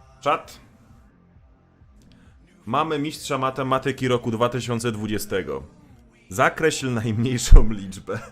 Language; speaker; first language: Polish; native; Polish